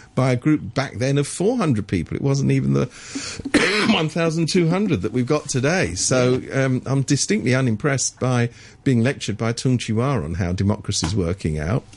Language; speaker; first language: English; native; English